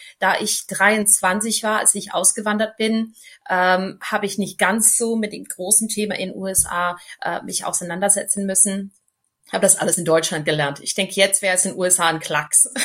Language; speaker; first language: German; non-native, fluent; English